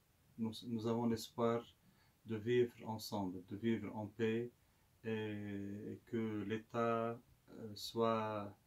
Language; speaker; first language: French; non-native, local second language; Arabic